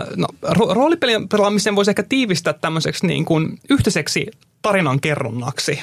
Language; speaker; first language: Finnish; native; Finnish